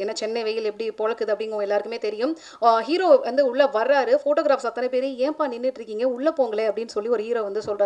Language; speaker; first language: Tamil; native; Tamil